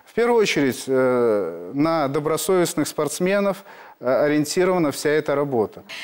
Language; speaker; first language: Russian; native; Russian